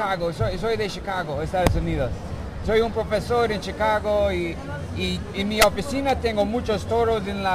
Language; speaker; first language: Spanish; non-native, learner; English